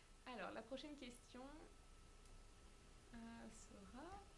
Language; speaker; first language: French; native; French